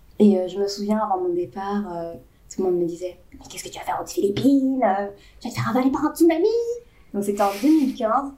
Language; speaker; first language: French; native; French